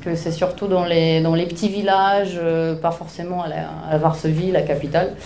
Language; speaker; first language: French; non-native, fluent; Polish